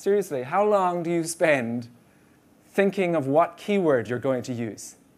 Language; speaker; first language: English; native; English